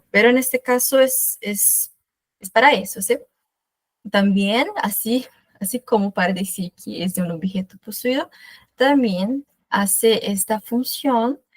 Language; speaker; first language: Spanish; non-native, fluent; Portuguese